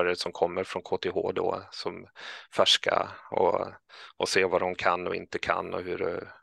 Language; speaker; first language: Swedish; native; Swedish